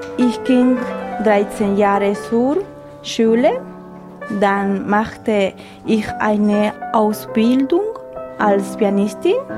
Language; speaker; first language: German; non-native, learner; Spanish